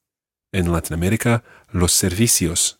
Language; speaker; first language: Spanish; non-native, fluent; English